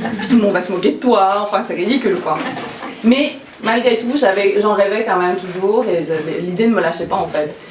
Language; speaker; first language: French; early bilingual, other home language; Korean